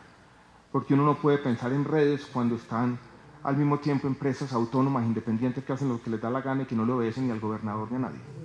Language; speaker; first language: Spanish; native; Spanish